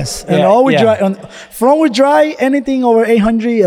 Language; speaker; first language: English; non-native, fluent; Spanish